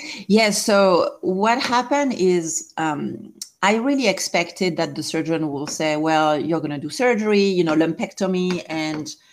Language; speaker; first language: English; non-native, fluent; French